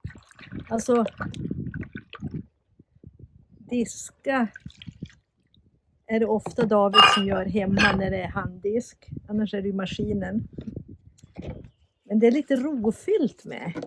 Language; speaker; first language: Swedish; native; Swedish